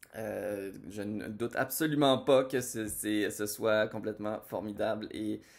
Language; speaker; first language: French; native; French